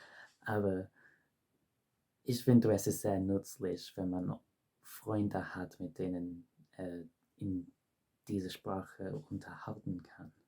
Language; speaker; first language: German; non-native, fluent; English